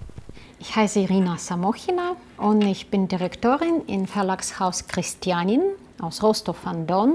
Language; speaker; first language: German; non-native, learner; Russian